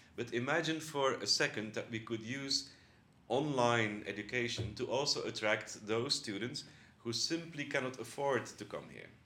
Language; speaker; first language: English; non-native, fluent; Dutch